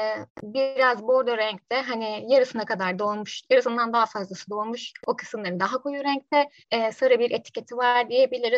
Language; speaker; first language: Turkish; native; Turkish